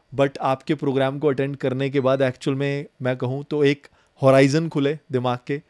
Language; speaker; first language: Hindi; native; Hindi